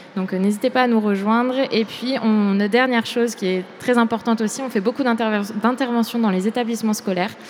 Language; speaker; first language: French; native; French